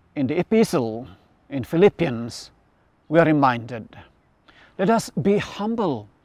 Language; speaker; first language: English; non-native, local second language; Iban